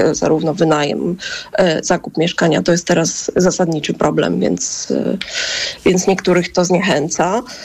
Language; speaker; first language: Polish; native; Polish